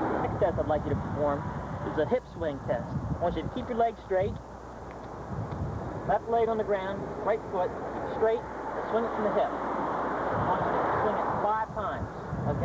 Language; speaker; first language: English; native; English